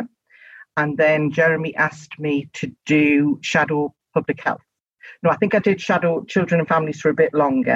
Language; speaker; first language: English; native; English